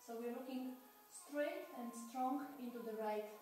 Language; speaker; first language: English; non-native, fluent; Polish